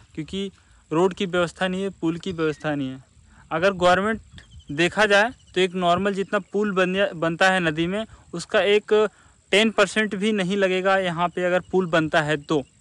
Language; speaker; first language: Hindi; native; Hindi